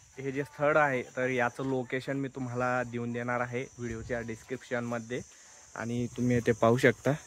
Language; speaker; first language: Marathi; native; Marathi